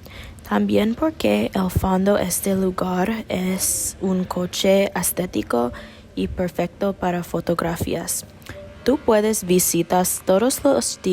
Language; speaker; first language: Spanish; non-native, learner; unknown